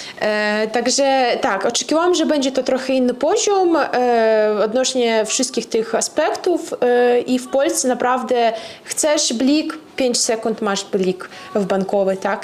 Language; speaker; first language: Polish; non-native, fluent; Russian